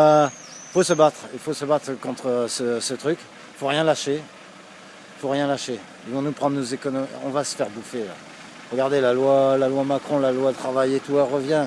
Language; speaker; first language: French; native; French